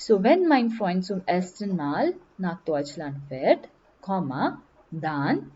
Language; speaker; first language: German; non-native, learner; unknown